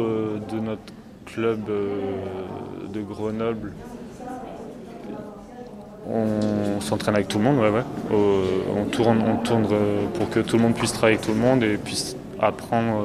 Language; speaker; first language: French; native; French